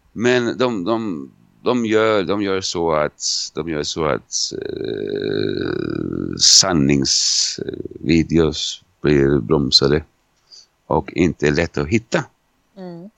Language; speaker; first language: Swedish; non-native, fluent; Italian